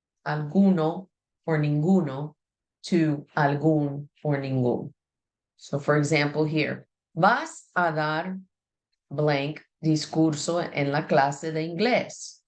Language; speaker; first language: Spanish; non-native, fluent; English